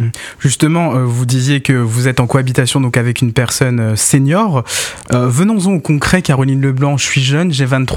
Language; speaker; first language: French; native; French